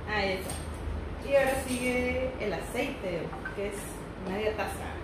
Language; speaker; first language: Spanish; native; Spanish